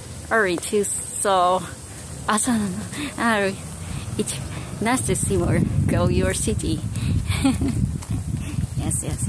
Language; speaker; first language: English; non-native, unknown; Japanese